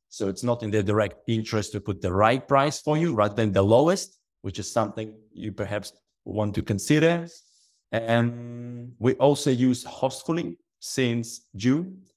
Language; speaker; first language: English; non-native, fluent; Russian